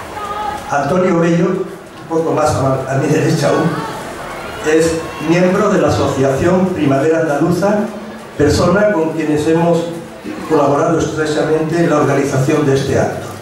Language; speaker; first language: Spanish; native; Spanish